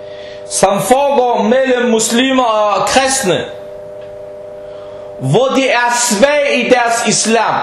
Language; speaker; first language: Danish; early bilingual, heritage; Danish